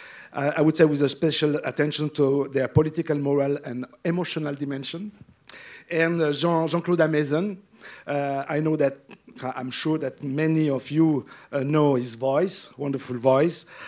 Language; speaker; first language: English; non-native, fluent; French